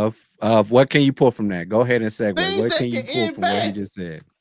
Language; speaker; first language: English; native; English